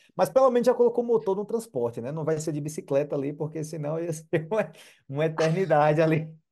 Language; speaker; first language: Portuguese; native; Portuguese